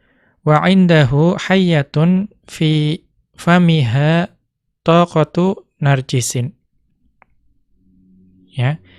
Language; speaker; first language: Arabic; non-native, fluent; Indonesian